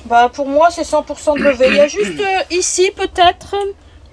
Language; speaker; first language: French; native; French